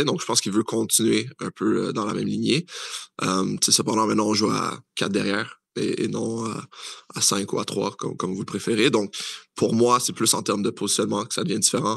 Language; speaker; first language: French; native; French